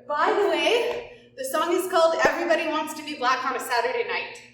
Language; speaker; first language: English; native; English